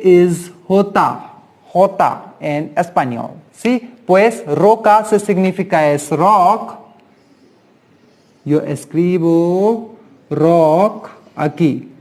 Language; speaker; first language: Spanish; non-native, learner; Hindi